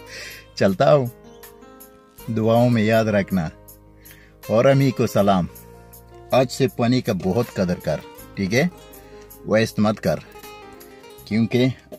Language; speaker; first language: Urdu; non-native, fluent; Pashto